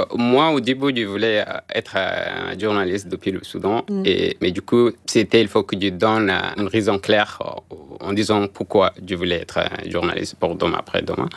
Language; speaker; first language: French; non-native, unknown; Arabic